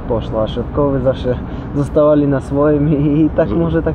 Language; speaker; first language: Polish; non-native, learner; Russian